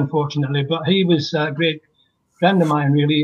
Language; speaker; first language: English; native; English